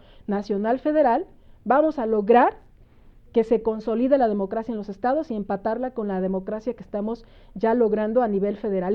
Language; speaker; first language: Spanish; native; Spanish